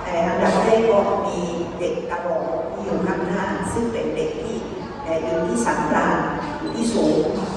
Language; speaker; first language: Thai; non-native, fluent; Spanish